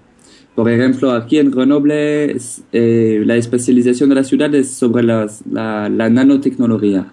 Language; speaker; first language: Spanish; non-native, fluent; French